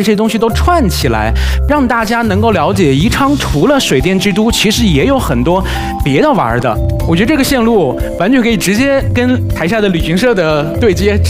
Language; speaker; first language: Chinese; native; Chinese